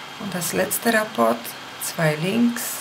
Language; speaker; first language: German; non-native, fluent; Polish